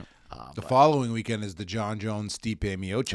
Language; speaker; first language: English; native; English